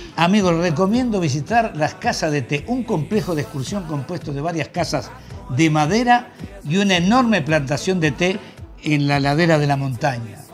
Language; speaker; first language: Spanish; native; Spanish